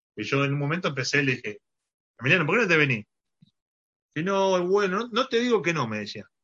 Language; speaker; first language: Spanish; native; Spanish